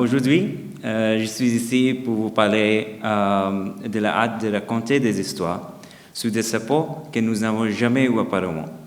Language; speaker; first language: French; non-native, fluent; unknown